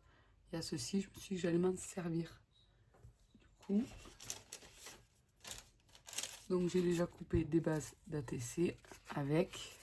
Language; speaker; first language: French; native; French